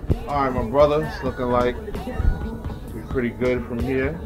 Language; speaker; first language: English; early bilingual, other home language; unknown